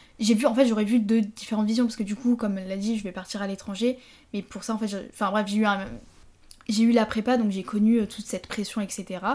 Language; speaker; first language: French; native; French